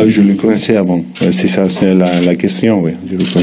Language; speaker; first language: French; non-native, learner; Spanish